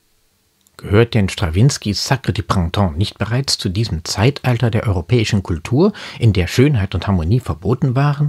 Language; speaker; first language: German; native; German